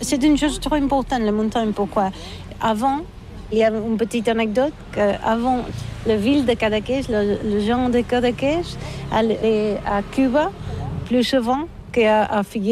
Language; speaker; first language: French; non-native, learner; Catalan